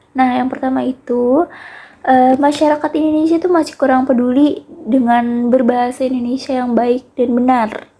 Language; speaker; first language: Indonesian; native; Indonesian